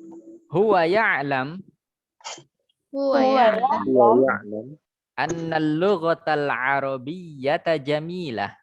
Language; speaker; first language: Arabic; non-native, fluent; Indonesian